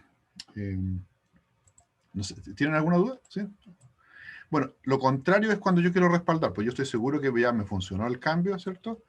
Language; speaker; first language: Spanish; native; Spanish